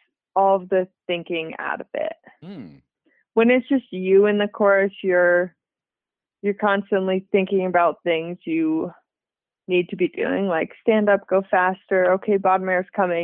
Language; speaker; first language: English; native; English